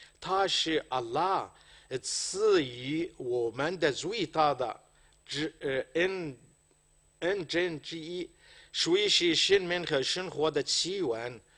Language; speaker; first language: Chinese; non-native, fluent; Arabic